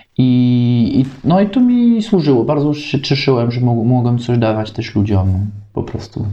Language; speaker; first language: Polish; non-native, fluent; French